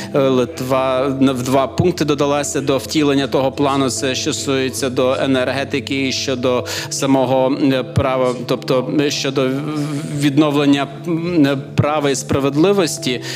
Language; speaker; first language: Ukrainian; non-native, fluent; Lithuanian